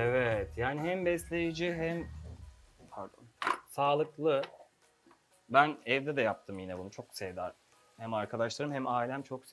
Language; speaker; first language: Turkish; native; Turkish